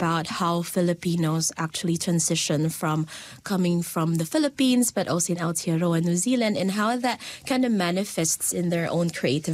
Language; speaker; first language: English; non-native, local second language; Filipino